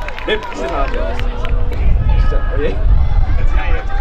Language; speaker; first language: Korean; native; Korean